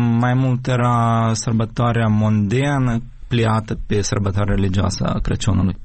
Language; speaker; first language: Romanian; native; Romanian